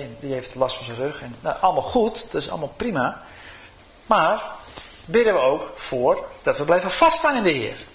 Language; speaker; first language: Dutch; native; Dutch